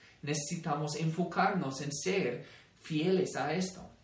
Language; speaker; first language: Spanish; non-native, fluent; English